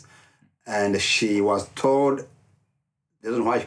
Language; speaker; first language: English; non-native, local second language; Kinyarwanda